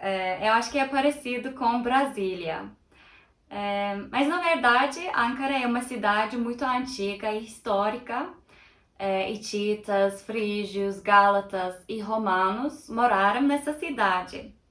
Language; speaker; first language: Portuguese; non-native, fluent; Turkish